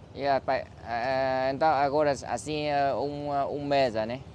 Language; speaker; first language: Portuguese; non-native, learner; Vietnamese